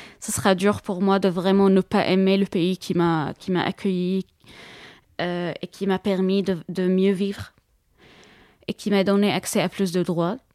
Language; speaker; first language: French; non-native, fluent; Arabic